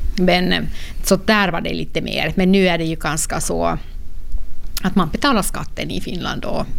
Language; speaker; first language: Swedish; non-native, local second language; Finnish